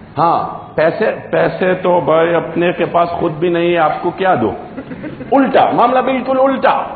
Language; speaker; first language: Urdu; non-native, local second language; Gujarati